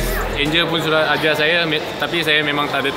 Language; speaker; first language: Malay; non-native, local second language; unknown